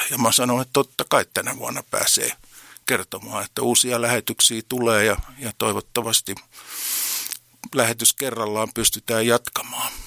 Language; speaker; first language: Finnish; native; Finnish